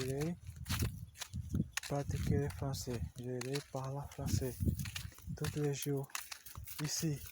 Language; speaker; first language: French; non-native, learner; Portuguese